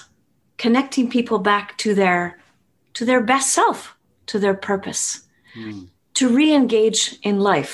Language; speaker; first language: English; native; English